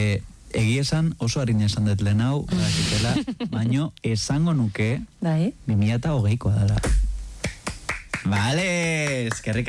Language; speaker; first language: Basque; native; Basque